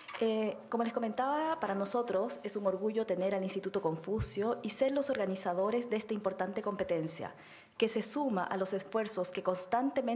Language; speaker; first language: Spanish; native; Spanish